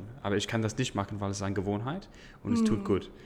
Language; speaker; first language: German; non-native, learner; English